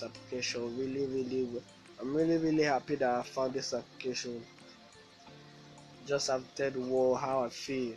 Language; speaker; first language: English; non-native, local second language; Bini